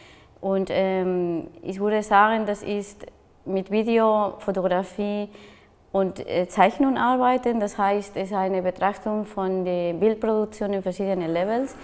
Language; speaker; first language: German; non-native, fluent; Spanish